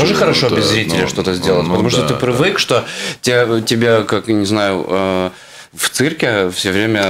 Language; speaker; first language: Russian; non-native, fluent; Latvian